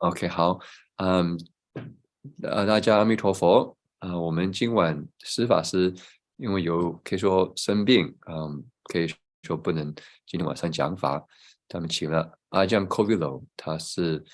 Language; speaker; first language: Chinese; early bilingual, heritage; English